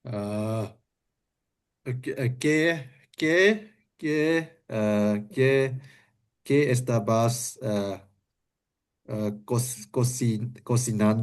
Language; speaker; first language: Spanish; non-native, learner; English